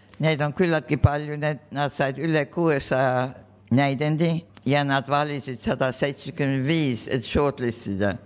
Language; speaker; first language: Estonian; early bilingual, heritage; Estonian